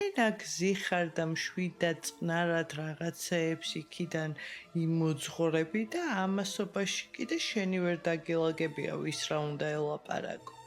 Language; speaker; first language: Georgian; native; Georgian